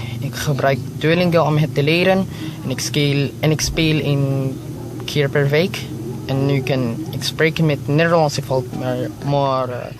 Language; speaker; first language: Dutch; non-native, learner; Filipino